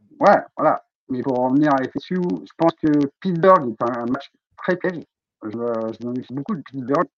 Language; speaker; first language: French; native; French